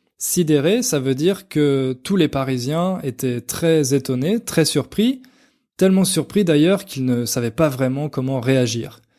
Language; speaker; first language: French; native; French